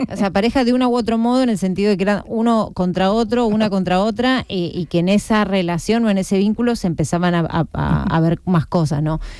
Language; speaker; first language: Spanish; native; Spanish